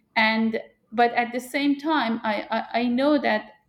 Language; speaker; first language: English; non-native, fluent; Persian